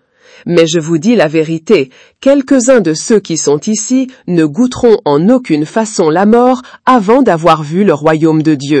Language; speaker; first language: French; native; French